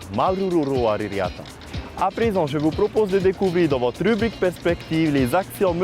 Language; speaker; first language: French; native; French